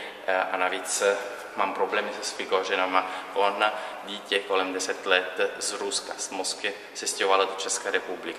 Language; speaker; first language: Czech; non-native, learner; Italian